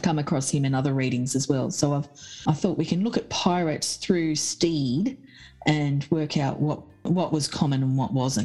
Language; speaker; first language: English; native; English